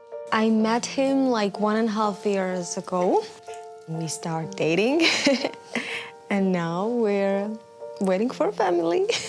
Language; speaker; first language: English; non-native, fluent; Czech